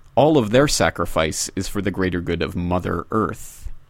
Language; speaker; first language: English; native; English